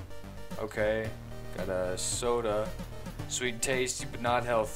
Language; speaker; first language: English; native; English